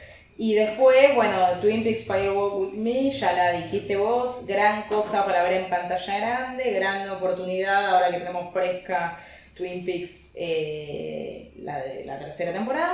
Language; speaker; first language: Spanish; native; Spanish